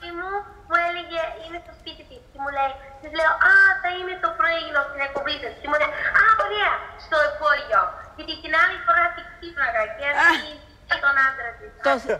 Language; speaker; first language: Greek; early bilingual, heritage; Greek